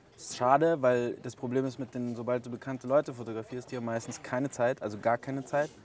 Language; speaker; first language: German; native; German